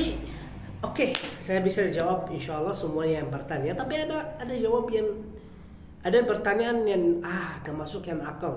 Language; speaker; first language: Indonesian; non-native, learner; Arabic